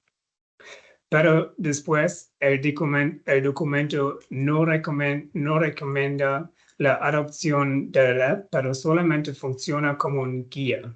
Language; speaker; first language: Spanish; non-native, fluent; German